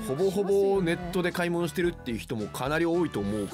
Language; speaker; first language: Japanese; native; Japanese